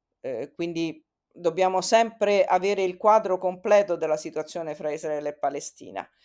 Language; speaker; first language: Italian; native; Italian